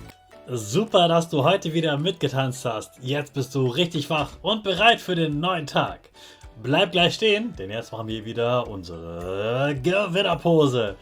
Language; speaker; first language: German; native; German